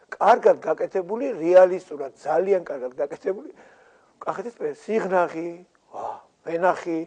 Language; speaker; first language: Georgian; native; Georgian